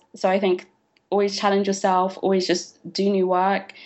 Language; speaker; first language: English; native; English